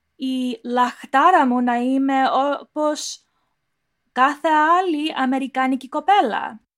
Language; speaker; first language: Greek; early bilingual, heritage; Greek